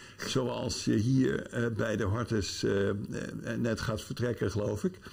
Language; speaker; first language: Dutch; native; Dutch